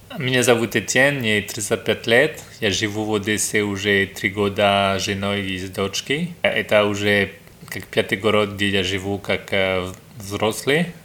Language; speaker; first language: Russian; non-native, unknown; French